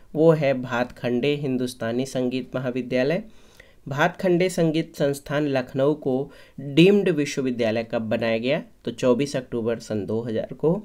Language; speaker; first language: Hindi; native; Hindi